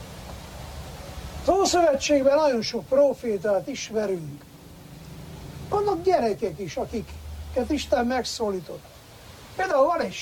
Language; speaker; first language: Hungarian; native; Hungarian